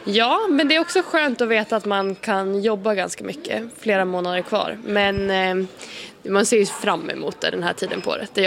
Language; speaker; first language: Swedish; native; Swedish